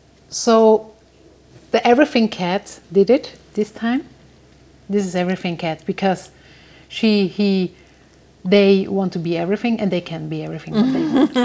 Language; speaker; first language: English; non-native, fluent; German